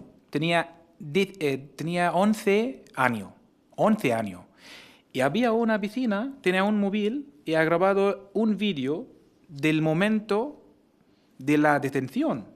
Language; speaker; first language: Spanish; non-native, fluent; Arabic